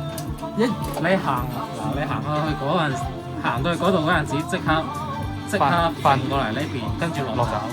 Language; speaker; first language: Chinese; native; Chinese